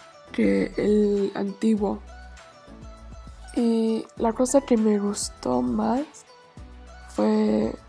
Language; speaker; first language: Spanish; non-native, learner; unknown